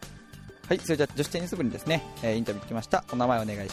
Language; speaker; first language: Japanese; native; Japanese